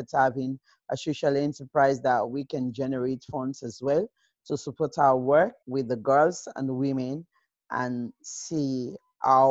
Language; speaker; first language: English; non-native, local second language; Krio